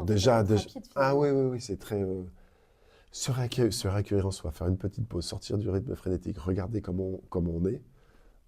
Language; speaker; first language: French; native; French